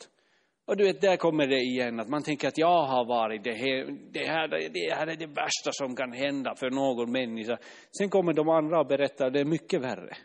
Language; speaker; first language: Swedish; non-native, fluent; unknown